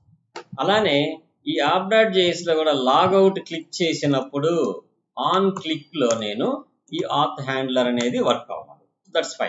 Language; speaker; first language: Telugu; native; Telugu